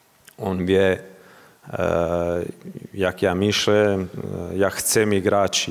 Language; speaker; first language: Polish; non-native, learner; Croatian